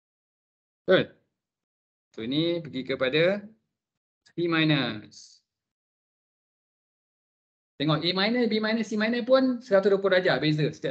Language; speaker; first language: Malay; native; Malay